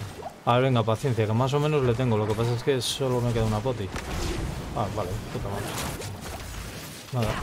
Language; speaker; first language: Spanish; native; Spanish